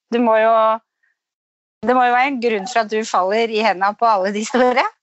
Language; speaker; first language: Norwegian; native; Norwegian